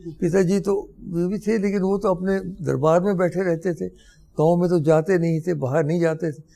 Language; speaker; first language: Hindi; non-native, local second language; Dogri